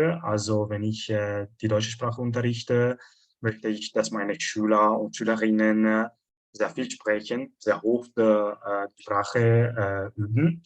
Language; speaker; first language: German; non-native, fluent; Italian